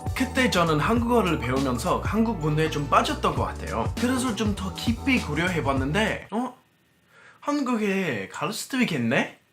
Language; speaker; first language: Korean; non-native, fluent; English